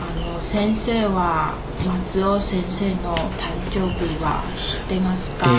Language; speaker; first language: Japanese; non-native, learner; Chinese